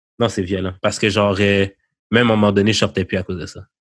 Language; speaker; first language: French; native; French